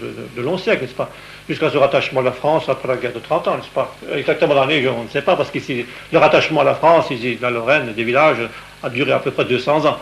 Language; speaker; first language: French; native; French